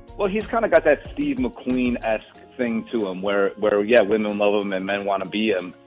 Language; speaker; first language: English; native; English